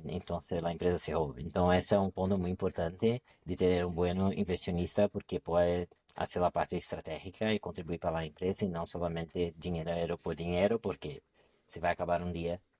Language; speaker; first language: Spanish; non-native, local second language; Portuguese